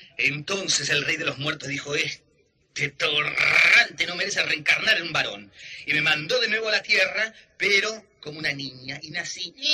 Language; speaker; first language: Spanish; native; Spanish